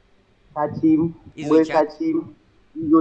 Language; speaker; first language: Russian; non-native, learner; Vietnamese